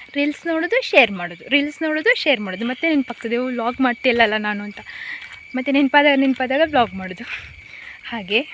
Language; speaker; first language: Kannada; non-native, local second language; Konkani